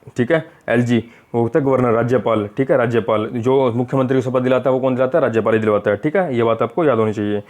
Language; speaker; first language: Hindi; native; Hindi